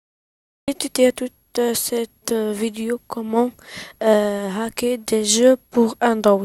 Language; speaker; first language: French; non-native, learner; Arabic